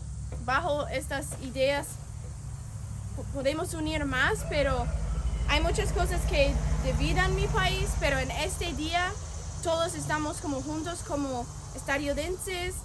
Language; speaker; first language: Spanish; non-native, fluent; English